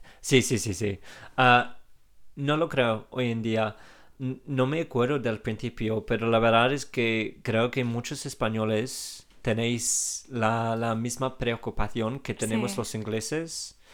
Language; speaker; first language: Spanish; non-native, fluent; English